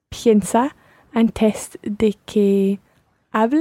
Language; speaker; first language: Spanish; non-native, learner; English